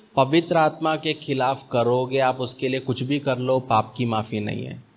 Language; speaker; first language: Hindi; native; Hindi